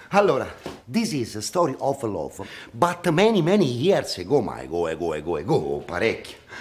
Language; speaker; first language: English; non-native, learner; Italian